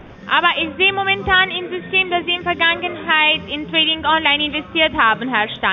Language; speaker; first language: German; non-native, fluent; Russian